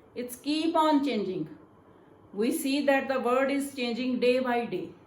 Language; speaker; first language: English; non-native, local second language; Punjabi